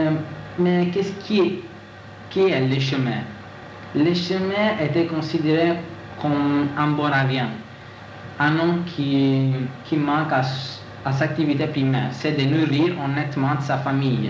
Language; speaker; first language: French; non-native, learner; Italian